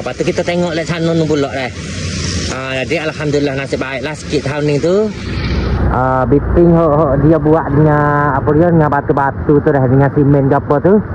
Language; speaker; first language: Malay; native; Malay